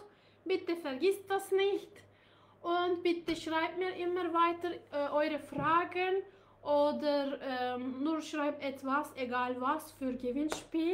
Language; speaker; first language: German; non-native, learner; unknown